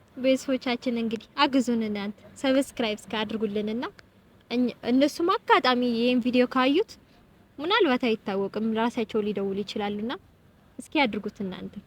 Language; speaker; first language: Amharic; non-native, local second language; Tigrinya